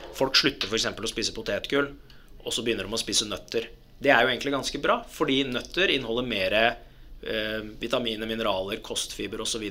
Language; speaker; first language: Norwegian; early bilingual, other home language; Arabic